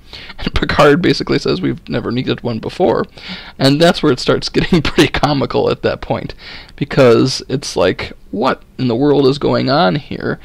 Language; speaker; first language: English; native; English